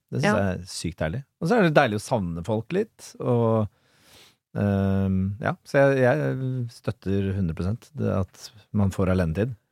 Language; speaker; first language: Norwegian; early bilingual, other home language; Persian